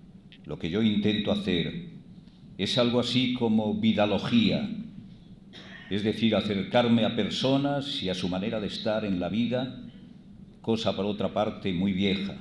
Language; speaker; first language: Spanish; native; Spanish